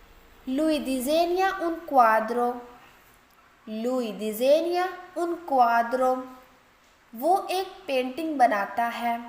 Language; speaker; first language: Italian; non-native, fluent; Urdu